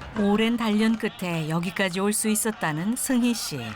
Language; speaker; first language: Korean; native; Korean